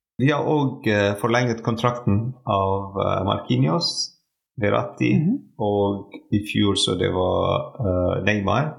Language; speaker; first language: Norwegian; non-native, fluent; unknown